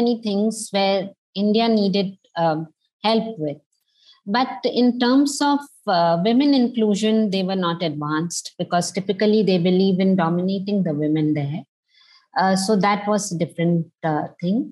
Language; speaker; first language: English; non-native, local second language; Hindi